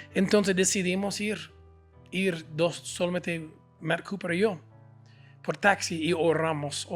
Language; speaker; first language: Spanish; non-native, fluent; English